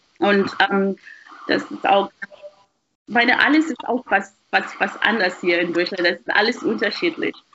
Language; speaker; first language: German; non-native, fluent; Shona